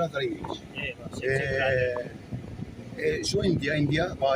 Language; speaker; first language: English; non-native, learner; Arabic